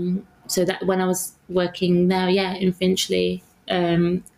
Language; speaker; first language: English; native; English